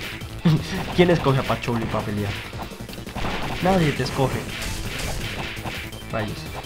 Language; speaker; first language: Spanish; native; Spanish